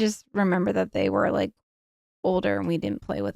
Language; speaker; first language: English; native; English